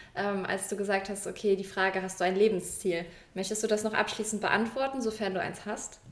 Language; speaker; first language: German; native; German